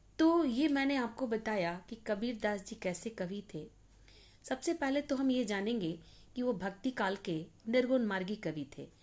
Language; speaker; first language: Hindi; native; Hindi